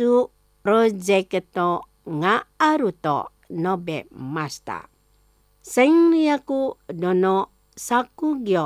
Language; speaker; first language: Japanese; non-native, fluent; Indonesian